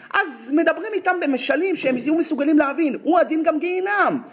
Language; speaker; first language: Hebrew; native; Hebrew